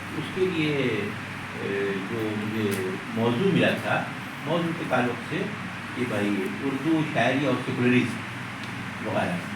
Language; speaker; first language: Urdu; native; Urdu